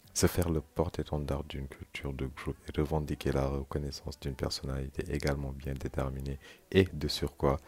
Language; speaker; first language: French; non-native, local second language; Wolof